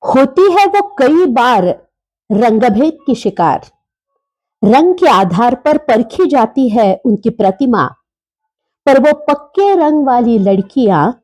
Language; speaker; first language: Hindi; non-native, local second language; Marathi